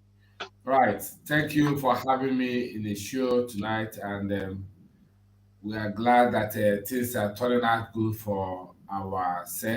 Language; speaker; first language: English; non-native, local second language; Igbo